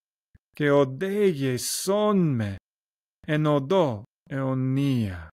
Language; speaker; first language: Greek; non-native, learner; English